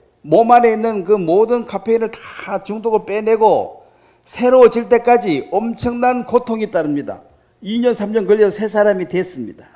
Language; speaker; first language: Korean; native; Korean